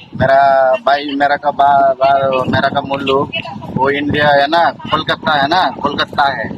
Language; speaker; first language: Hindi; non-native, learner; Bangla